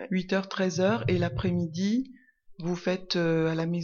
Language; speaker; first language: French; native; French